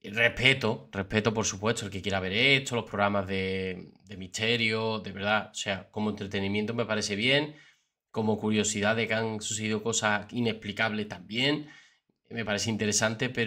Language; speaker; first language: Spanish; native; Spanish